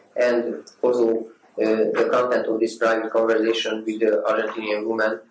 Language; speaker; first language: English; non-native, fluent; Hungarian